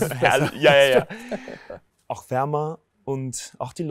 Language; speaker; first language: German; non-native, fluent; Spanish